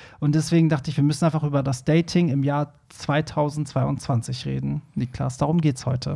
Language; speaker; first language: German; early bilingual, other home language; Persian